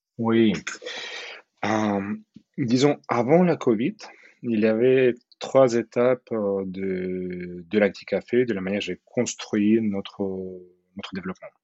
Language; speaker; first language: French; non-native, fluent; Russian